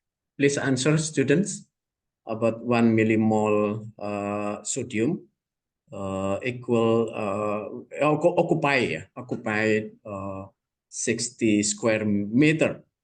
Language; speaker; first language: English; non-native, learner; Indonesian